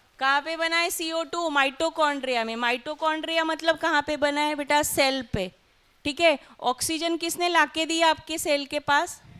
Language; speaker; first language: Hindi; non-native, local second language; Marathi